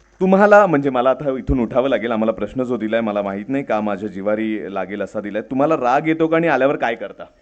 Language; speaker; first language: Marathi; native; Marathi